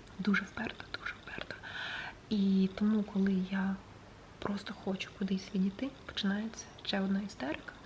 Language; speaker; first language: Ukrainian; non-native, local second language; Russian